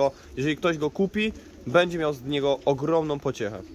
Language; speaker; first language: Polish; native; Polish